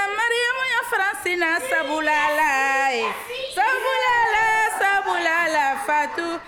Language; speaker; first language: French; non-native, local second language; Bambara